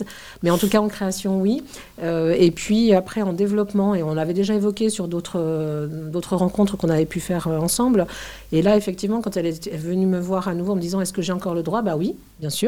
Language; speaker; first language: French; native; French